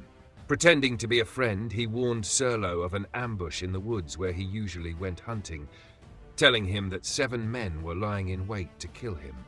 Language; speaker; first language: English; non-native, fluent; Italian